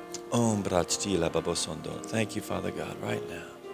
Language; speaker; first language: English; native; English